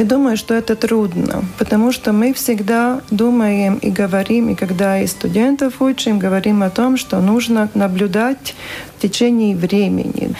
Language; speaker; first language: Russian; non-native, local second language; Latvian